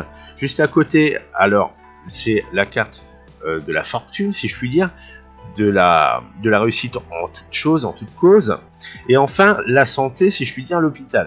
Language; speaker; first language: French; native; French